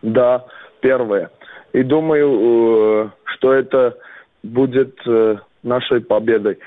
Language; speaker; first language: Russian; non-native, fluent; Armenian